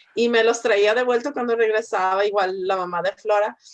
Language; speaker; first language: Spanish; early bilingual, heritage; Spanish